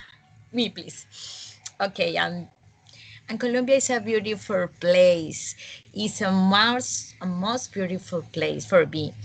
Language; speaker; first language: English; non-native, learner; Spanish